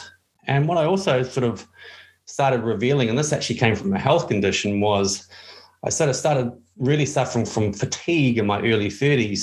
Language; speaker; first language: English; native; English